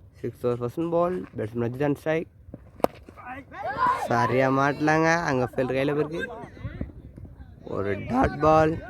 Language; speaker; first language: Tamil; native; Tamil